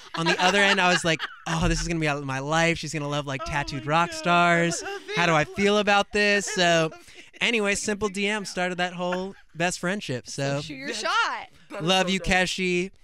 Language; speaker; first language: English; native; English